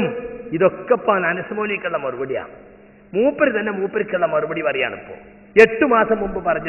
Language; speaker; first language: Malayalam; native; Malayalam